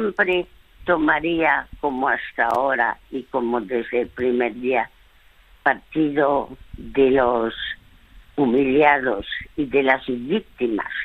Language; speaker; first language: Spanish; early bilingual, other home language; French